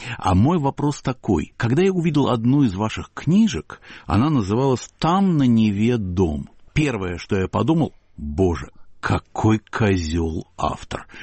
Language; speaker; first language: Russian; native; Russian